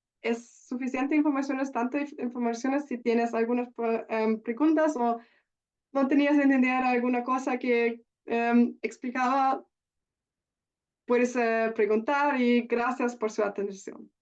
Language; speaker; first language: Spanish; non-native, learner; German